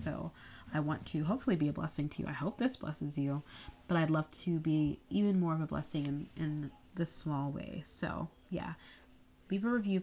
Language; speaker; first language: English; native; English